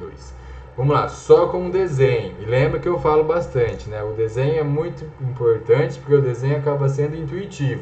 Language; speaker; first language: Portuguese; native; Portuguese